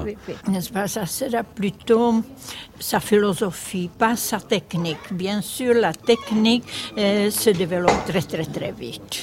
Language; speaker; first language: French; non-native, fluent; Czech